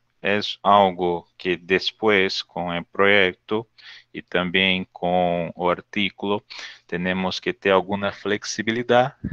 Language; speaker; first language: Spanish; non-native, learner; Portuguese